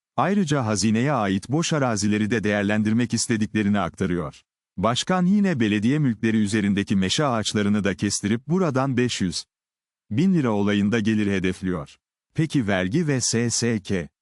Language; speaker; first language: Turkish; native; Turkish